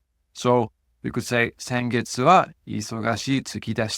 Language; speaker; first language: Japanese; non-native, fluent; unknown